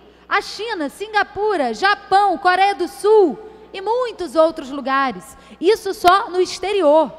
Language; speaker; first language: Portuguese; native; Portuguese